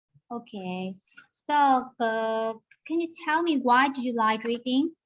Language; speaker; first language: English; non-native, learner; Vietnamese